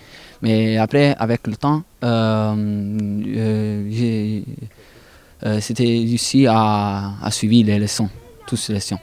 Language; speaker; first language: French; non-native, learner; Italian